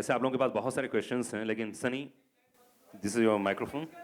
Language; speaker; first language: Hindi; native; Hindi